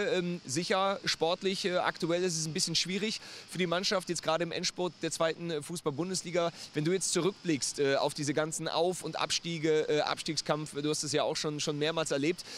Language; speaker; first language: German; native; German